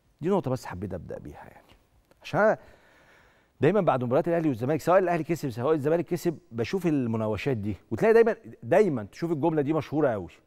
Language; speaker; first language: Arabic; native; Arabic